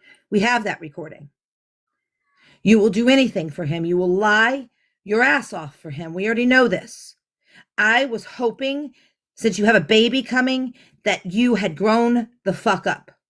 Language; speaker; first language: English; native; English